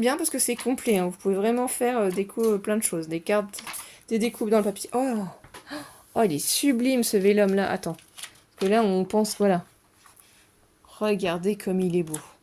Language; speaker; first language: French; native; French